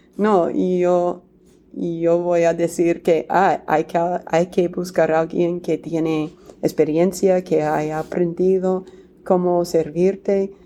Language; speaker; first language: Spanish; non-native, fluent; English